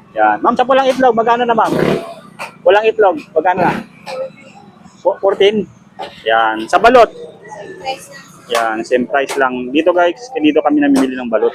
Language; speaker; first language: Filipino; non-native, local second language; Masbatenyo